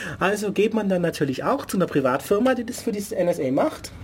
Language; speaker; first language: German; native; German